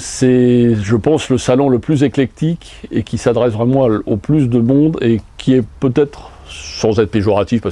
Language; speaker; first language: French; native; French